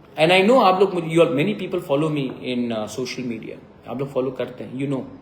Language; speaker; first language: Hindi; non-native, local second language; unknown